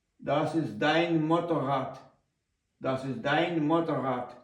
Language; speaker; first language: German; non-native, learner; Ukrainian